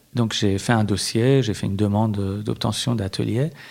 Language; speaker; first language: French; early bilingual, other home language; Persian